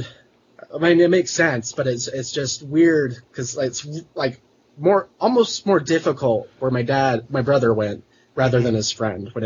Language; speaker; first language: English; native; English